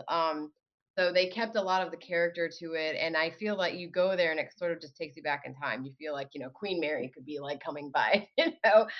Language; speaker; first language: English; early bilingual, other home language; Arabic